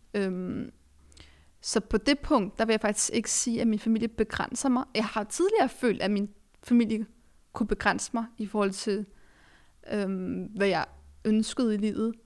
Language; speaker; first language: Danish; early bilingual, other home language; Arabic